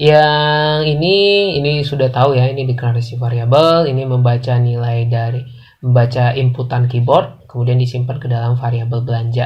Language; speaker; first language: Indonesian; native; Indonesian